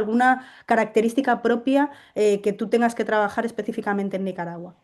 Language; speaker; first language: Spanish; native; Spanish